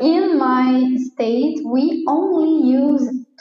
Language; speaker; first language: English; non-native, fluent; Portuguese